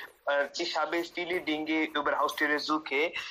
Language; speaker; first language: German; non-native, learner; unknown